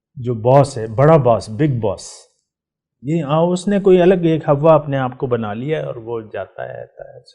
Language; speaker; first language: Urdu; non-native, local second language; Pashto